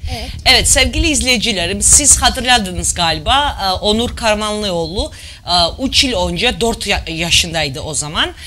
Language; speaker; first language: Turkish; non-native, fluent; Georgian